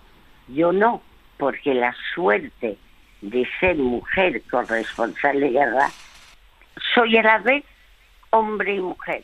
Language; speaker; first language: Spanish; early bilingual, other home language; French